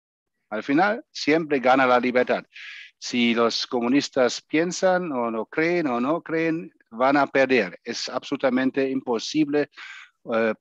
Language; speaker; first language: Spanish; non-native, fluent; German